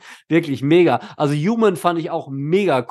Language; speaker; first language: German; native; German